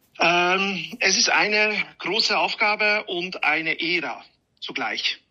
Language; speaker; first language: German; non-native, fluent; Hungarian